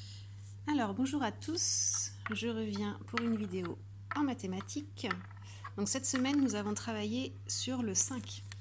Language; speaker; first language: French; native; French